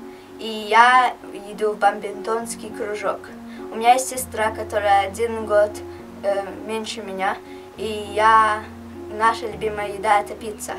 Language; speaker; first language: Russian; early bilingual, heritage; Russian